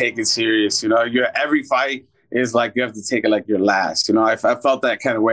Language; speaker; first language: English; native; English